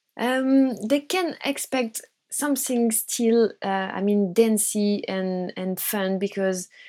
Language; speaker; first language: English; non-native, fluent; French